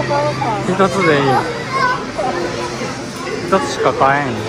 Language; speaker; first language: Japanese; native; Japanese